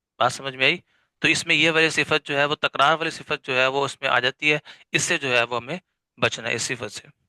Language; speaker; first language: Urdu; native; Urdu